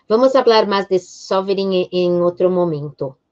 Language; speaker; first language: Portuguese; non-native, fluent; Spanish